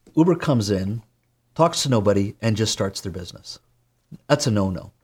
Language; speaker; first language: English; native; English